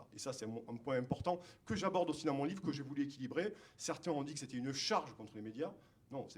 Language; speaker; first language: French; native; French